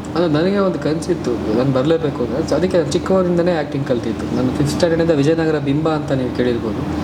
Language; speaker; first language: Kannada; non-native, local second language; Tulu